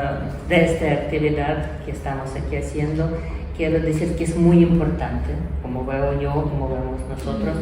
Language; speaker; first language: Spanish; non-native, learner; Ukrainian